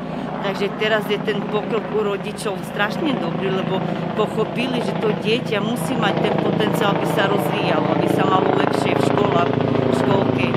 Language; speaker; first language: Slovak; non-native, local second language; Romany